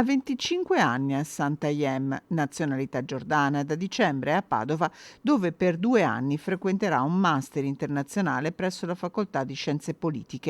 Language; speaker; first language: Italian; native; Italian